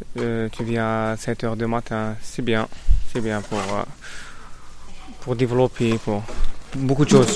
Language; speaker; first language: French; non-native, learner; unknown